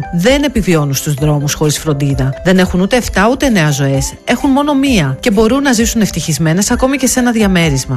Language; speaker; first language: Greek; native; Greek